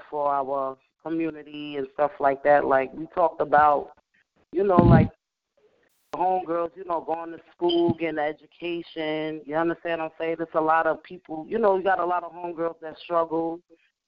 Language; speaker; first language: English; native; English